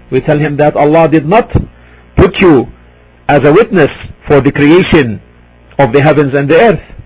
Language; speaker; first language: English; non-native, fluent; Arabic